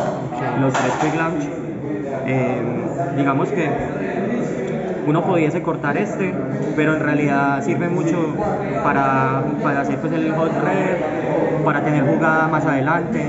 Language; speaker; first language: Spanish; native; Spanish